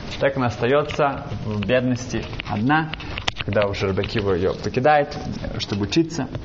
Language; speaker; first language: Russian; early bilingual, heritage; Russian